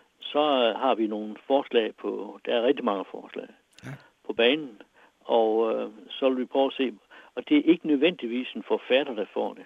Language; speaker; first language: Danish; native; Danish